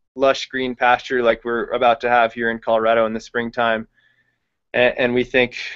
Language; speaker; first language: English; native; English